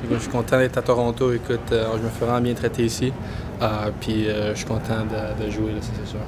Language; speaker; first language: French; native; French